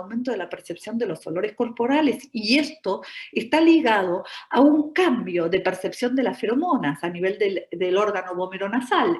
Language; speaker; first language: Spanish; native; Spanish